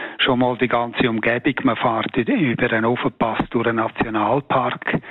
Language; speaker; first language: German; native; German